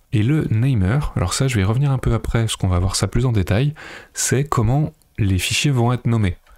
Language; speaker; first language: French; native; French